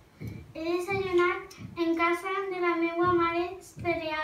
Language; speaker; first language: Catalan; non-native, local second language; Spanish